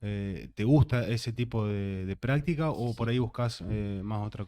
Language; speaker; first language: Spanish; native; Spanish